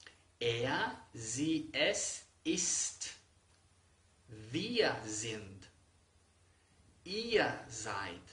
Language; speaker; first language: German; non-native, fluent; Spanish